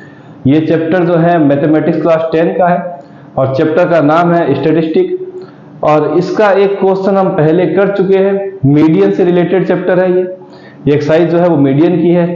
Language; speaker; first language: Hindi; native; Hindi